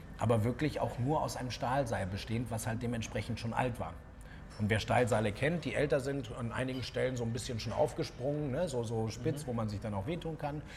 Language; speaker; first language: German; native; German